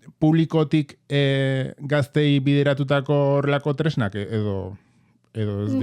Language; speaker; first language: Basque; native; Basque